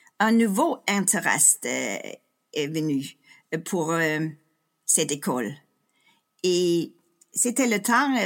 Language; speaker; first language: French; non-native, fluent; Danish